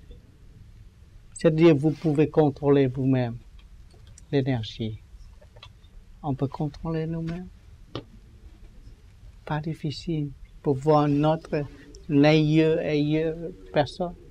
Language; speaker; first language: French; non-native, learner; Vietnamese